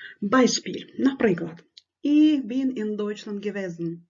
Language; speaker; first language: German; non-native, fluent; Ukrainian